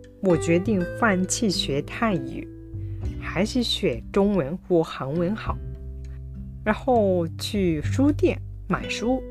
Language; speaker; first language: Chinese; non-native, fluent; Japanese